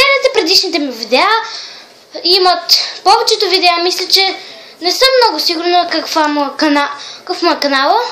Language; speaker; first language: Bulgarian; early bilingual, heritage; Bulgarian